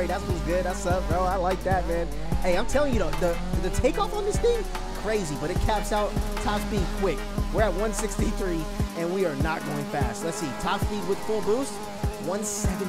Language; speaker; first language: English; native; English